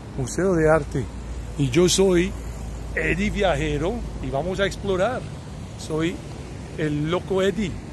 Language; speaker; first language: Spanish; early bilingual, heritage; Spanish